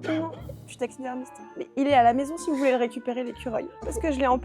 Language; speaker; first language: French; native; French